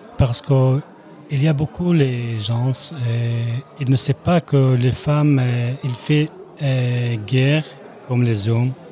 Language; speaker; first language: French; non-native, learner; Kurdish